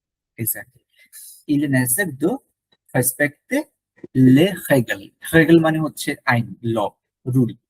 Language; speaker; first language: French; non-native, learner; Bangla